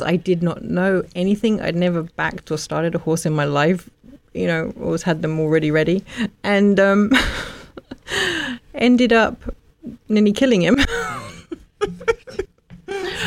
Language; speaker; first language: English; native; English